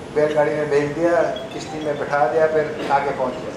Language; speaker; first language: Urdu; non-native, fluent; English